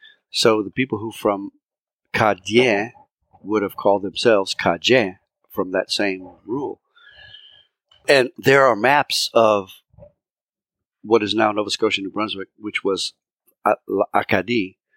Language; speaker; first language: English; early bilingual, other home language; French